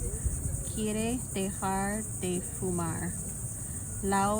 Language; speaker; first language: Spanish; non-native, learner; Lao